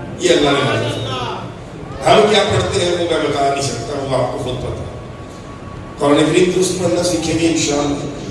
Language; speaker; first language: Urdu; non-native, local second language; Punjabi